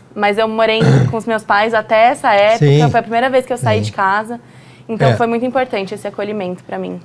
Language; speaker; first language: Portuguese; native; Portuguese